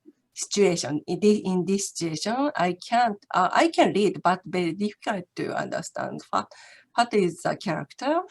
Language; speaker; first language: English; non-native, learner; Japanese